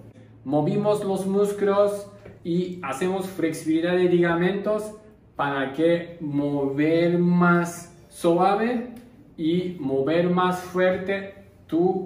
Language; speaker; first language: Spanish; non-native, learner; Japanese